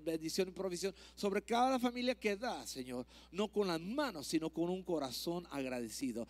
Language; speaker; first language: Spanish; early bilingual, heritage; Spanish